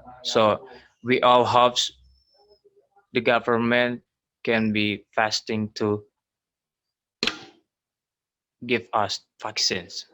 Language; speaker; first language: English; non-native, learner; Indonesian